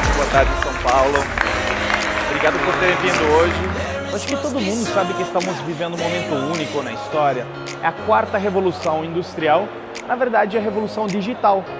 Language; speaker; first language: Portuguese; non-native, fluent; Italian